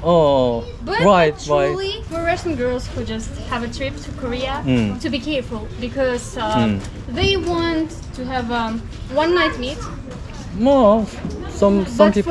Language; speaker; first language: English; non-native, learner; Russian